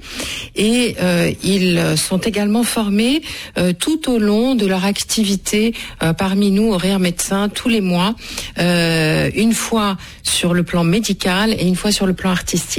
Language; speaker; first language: French; native; French